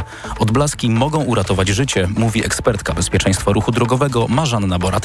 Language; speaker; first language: Polish; native; Polish